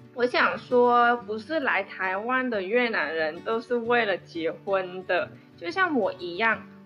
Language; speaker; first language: Chinese; non-native, fluent; Vietnamese